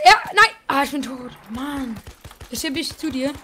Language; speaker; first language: German; native; German